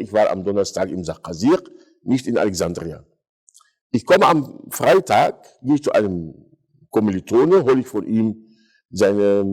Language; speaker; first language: German; non-native, fluent; Arabic